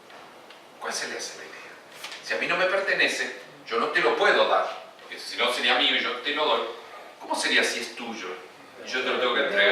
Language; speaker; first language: Spanish; native; Spanish